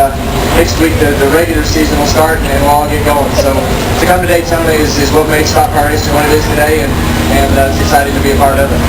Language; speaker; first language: English; native; English